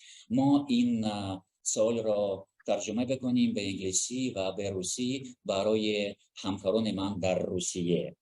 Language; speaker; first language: Persian; non-native, learner; Russian